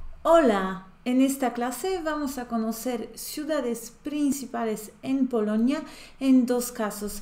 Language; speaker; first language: Spanish; non-native, fluent; Polish